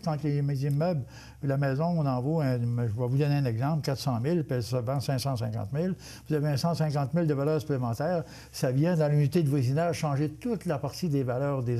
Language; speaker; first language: French; native; French